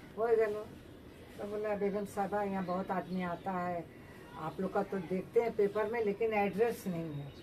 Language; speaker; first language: Hindi; non-native, local second language; Bangla